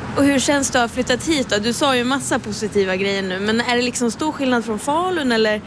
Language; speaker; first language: Swedish; native; Swedish